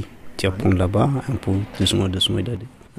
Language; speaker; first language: French; non-native, learner; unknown